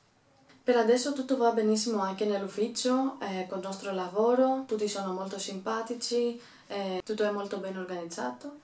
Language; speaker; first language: Italian; non-native, learner; Greek